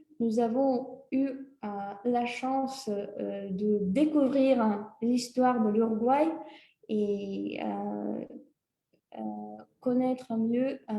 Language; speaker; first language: French; non-native, fluent; Russian